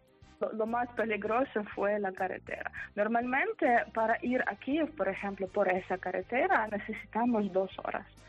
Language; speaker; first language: Spanish; non-native, fluent; Ukrainian